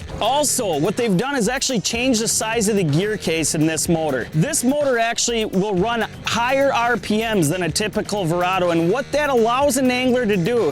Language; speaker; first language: English; native; English